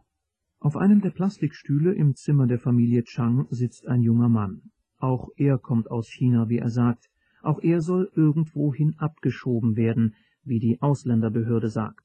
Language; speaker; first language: German; native; German